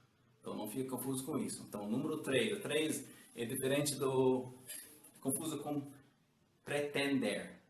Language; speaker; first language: Portuguese; non-native, learner; English